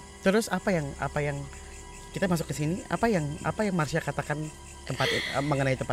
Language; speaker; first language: Indonesian; native; Indonesian